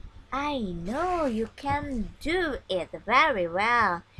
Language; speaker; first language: English; non-native, fluent; Indonesian